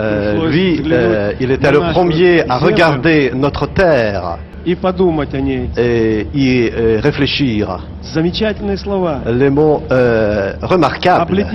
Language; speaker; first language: French; non-native, fluent; Russian